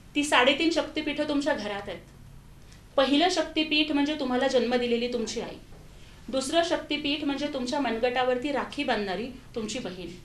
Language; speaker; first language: Marathi; non-native, local second language; Telugu